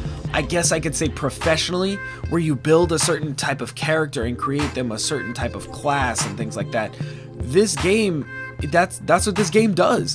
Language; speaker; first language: English; native; English